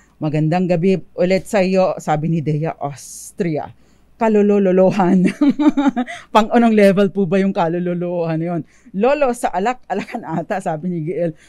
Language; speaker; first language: Filipino; native; Filipino